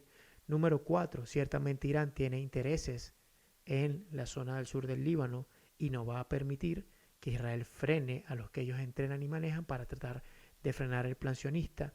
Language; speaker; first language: Spanish; native; Spanish